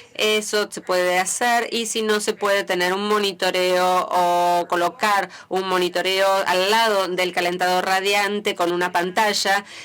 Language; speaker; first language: Spanish; native; Spanish